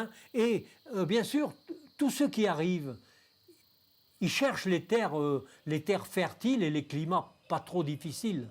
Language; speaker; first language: French; native; French